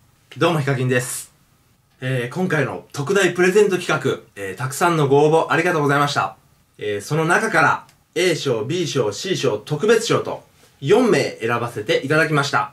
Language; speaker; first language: Japanese; native; Japanese